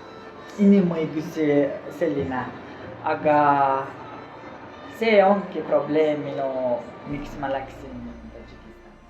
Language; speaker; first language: Estonian; non-native, learner; Tajik